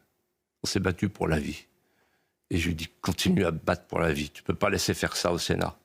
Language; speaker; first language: French; native; French